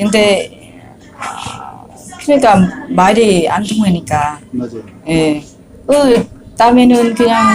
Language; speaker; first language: Korean; non-native, learner; Vietnamese